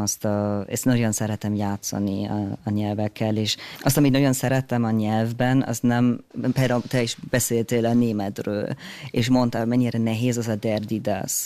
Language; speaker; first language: Hungarian; non-native, fluent; German